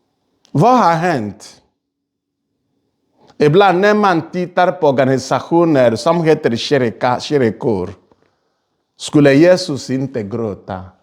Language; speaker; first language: Swedish; non-native, fluent; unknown